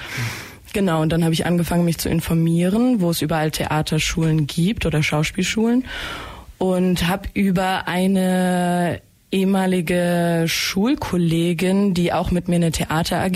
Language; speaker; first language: German; native; German